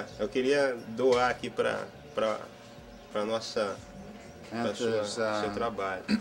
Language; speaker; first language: Portuguese; native; Portuguese